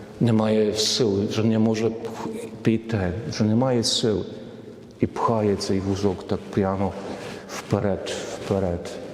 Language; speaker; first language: Polish; non-native, learner; Ukrainian